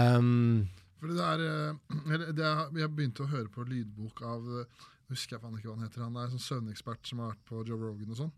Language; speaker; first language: Norwegian; native; Norwegian